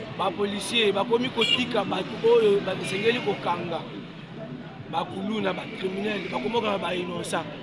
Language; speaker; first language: Lingala; non-native, local second language; Kongo